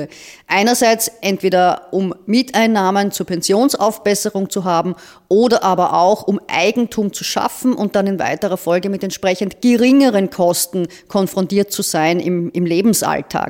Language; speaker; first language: German; native; German